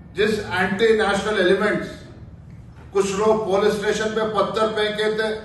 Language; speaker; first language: Hindi; non-native, local second language; Kannada